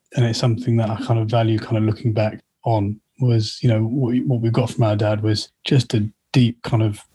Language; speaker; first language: English; native; English